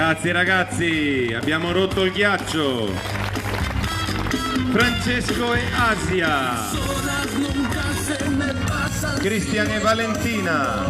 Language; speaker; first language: Italian; native; Italian